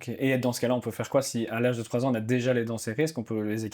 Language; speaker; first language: French; native; French